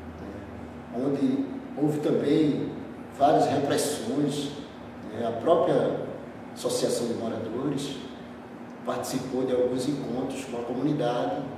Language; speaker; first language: Portuguese; native; Portuguese